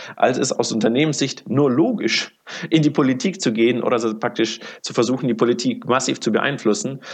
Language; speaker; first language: German; early bilingual, other home language; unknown